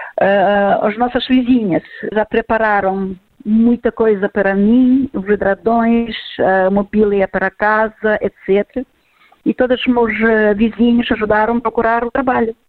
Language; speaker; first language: Portuguese; non-native, fluent; Ukrainian